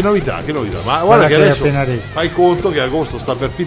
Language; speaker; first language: Italian; native; Italian